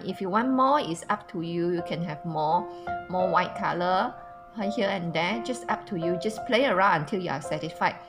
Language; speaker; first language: English; non-native, local second language; Chinese